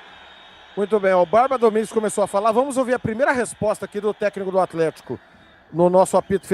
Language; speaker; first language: Portuguese; native; Portuguese